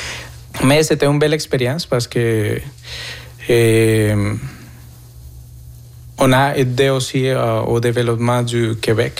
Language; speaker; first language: French; non-native, fluent; Spanish